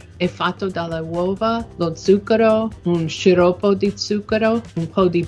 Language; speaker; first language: Italian; non-native, learner; English